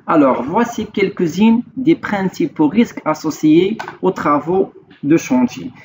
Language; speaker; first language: French; non-native, local second language; Arabic